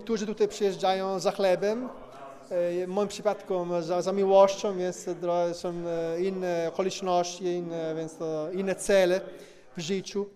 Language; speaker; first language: Polish; non-native, fluent; Italian